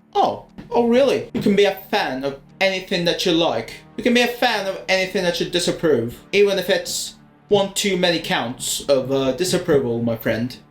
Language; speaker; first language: English; native; English